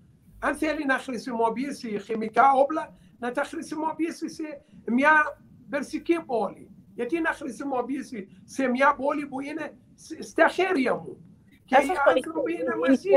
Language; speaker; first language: Greek; non-native, learner; Arabic